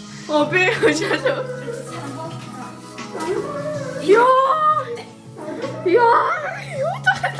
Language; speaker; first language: Korean; non-native, learner; Mongolian